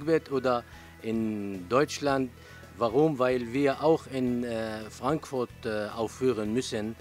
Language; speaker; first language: German; non-native, learner; Arabic